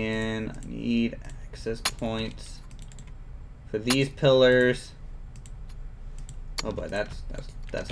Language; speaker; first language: English; native; English